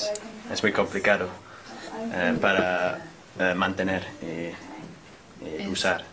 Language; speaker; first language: Spanish; non-native, learner; English